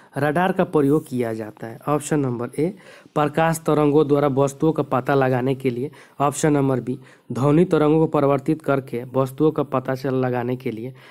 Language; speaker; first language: Hindi; native; Hindi